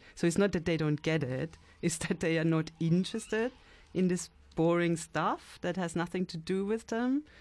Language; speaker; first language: English; native; English